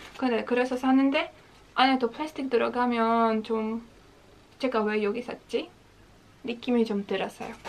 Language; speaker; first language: Korean; non-native, fluent; Latvian